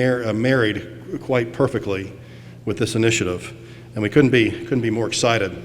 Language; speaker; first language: English; native; English